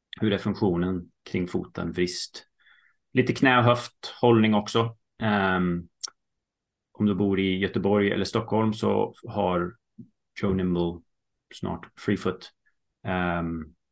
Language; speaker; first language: Swedish; early bilingual, heritage; Swedish